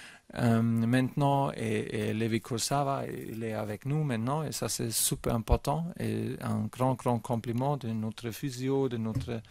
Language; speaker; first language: French; non-native, fluent; German